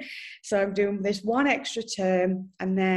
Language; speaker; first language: English; native; English